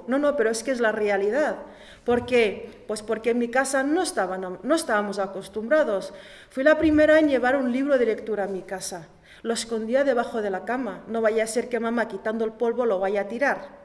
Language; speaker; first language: Spanish; early bilingual, other home language; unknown